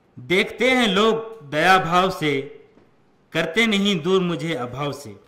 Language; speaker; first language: Hindi; non-native, local second language; Urdu